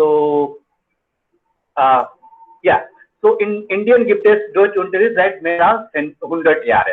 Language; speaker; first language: German; non-native, fluent; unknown